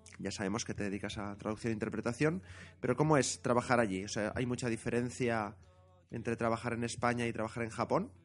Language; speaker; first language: Spanish; native; Spanish